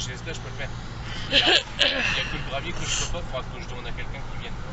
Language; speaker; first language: French; native; French